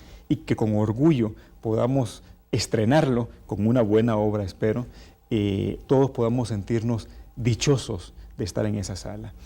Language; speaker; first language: Spanish; native; Spanish